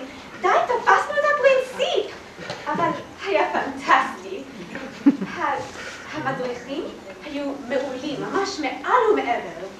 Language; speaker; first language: Hebrew; non-native, learner; English